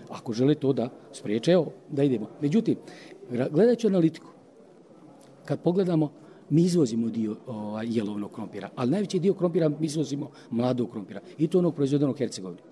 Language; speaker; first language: Croatian; native; Croatian